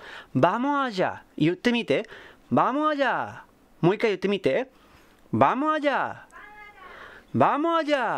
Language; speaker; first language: Japanese; non-native, fluent; Spanish